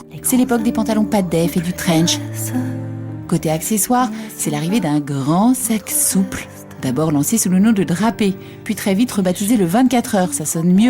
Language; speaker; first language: French; native; French